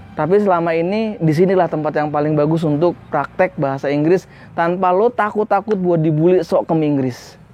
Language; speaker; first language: Indonesian; native; Indonesian